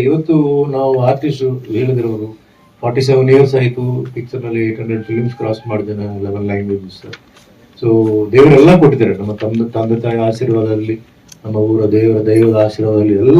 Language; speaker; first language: Kannada; non-native, fluent; Tulu